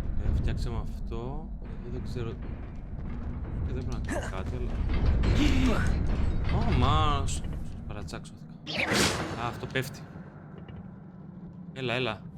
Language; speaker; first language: Greek; native; Greek